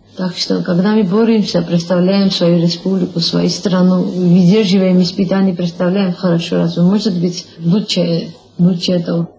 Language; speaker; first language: Russian; non-native, local second language; Georgian